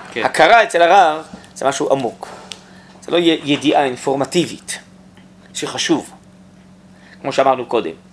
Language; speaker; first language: Hebrew; native; Hebrew